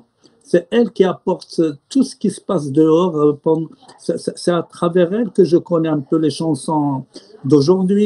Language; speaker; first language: French; non-native, local second language; Arabic